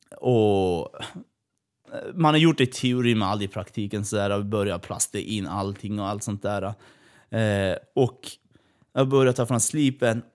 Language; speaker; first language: Swedish; early bilingual, other home language; Persian